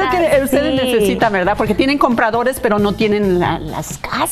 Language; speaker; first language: Spanish; native; Spanish